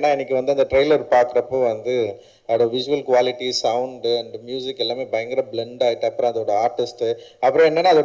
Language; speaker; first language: Tamil; native; Tamil